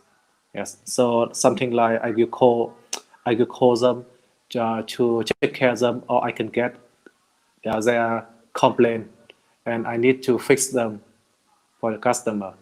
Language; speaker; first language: English; non-native, learner; Vietnamese